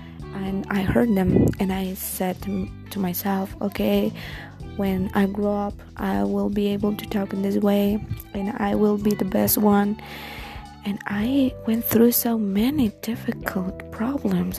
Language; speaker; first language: English; non-native, learner; Spanish